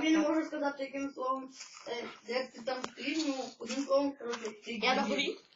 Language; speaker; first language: Ukrainian; native; Ukrainian